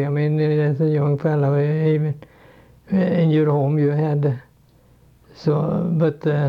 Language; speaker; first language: English; non-native, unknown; Swedish